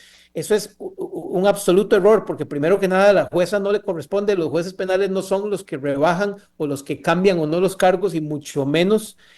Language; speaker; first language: Spanish; native; Spanish